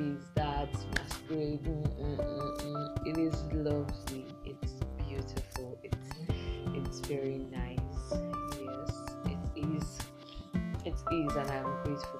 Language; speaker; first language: English; non-native, local second language; Igbo